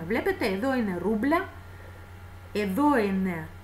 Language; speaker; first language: Greek; non-native, fluent; Russian